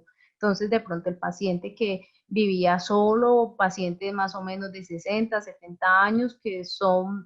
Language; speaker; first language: Spanish; native; Spanish